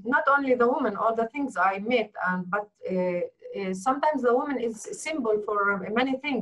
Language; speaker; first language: English; non-native, learner; Arabic